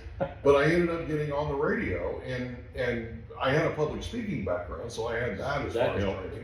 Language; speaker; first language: English; native; English